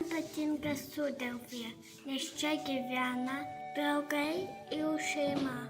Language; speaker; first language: Lithuanian; non-native, local second language; Polish